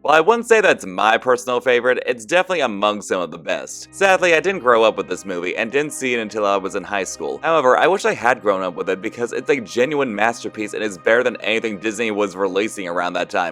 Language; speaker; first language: English; native; English